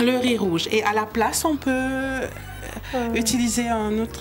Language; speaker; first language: French; non-native, local second language; Morisyen